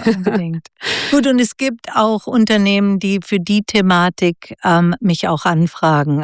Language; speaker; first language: German; native; German